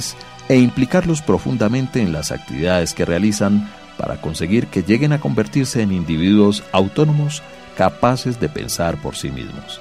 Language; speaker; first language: Spanish; native; Spanish